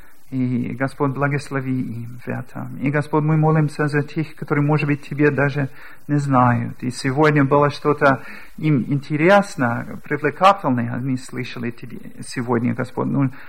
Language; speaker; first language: Russian; non-native, learner; English